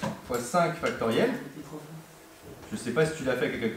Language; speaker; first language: French; native; French